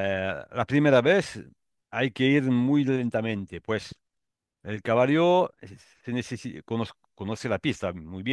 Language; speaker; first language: Spanish; non-native, learner; French